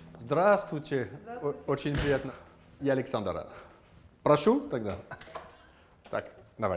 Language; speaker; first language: Russian; non-native, fluent; French